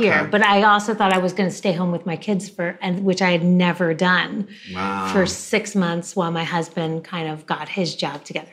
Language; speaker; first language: English; native; English